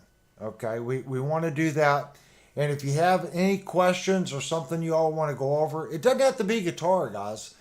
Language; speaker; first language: English; native; English